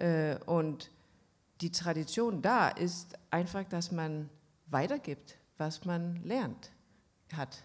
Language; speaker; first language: German; non-native, fluent; Danish